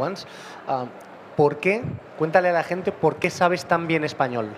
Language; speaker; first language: Spanish; native; Spanish